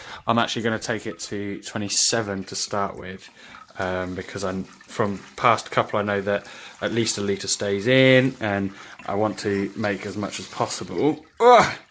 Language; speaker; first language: English; native; English